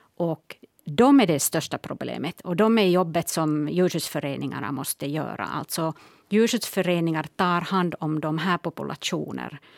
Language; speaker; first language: Swedish; non-native, local second language; Finnish